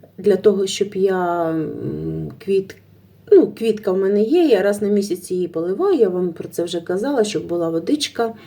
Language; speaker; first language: Ukrainian; native; Ukrainian